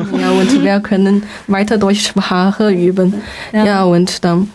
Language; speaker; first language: German; non-native, learner; Chinese